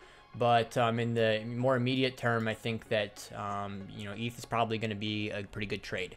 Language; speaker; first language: English; native; English